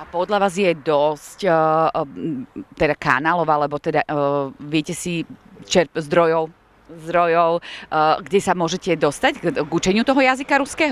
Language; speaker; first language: Slovak; native; Slovak